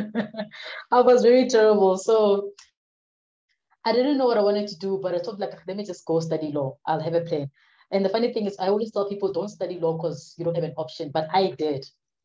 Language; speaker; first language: English; non-native, local second language; Southern Sotho